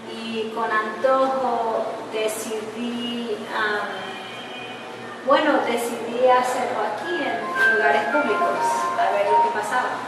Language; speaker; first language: Spanish; early bilingual, heritage; English